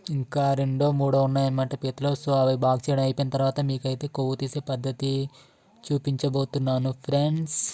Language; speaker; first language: Telugu; non-native, local second language; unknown